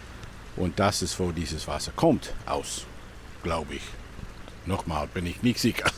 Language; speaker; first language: German; non-native, learner; English